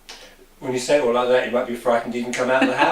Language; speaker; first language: English; native; English